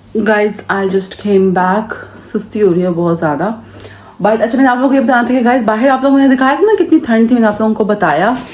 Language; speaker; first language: Urdu; native; Urdu